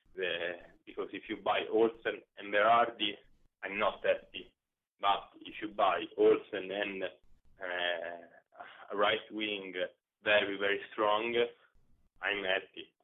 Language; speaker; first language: English; non-native, learner; Italian